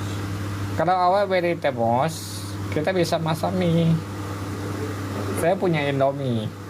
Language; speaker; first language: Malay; non-native, local second language; Hakka Chinese